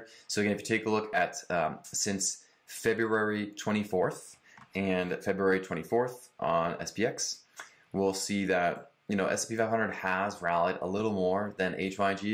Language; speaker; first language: English; native; English